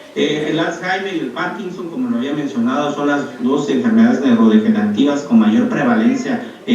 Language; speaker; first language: Spanish; native; Spanish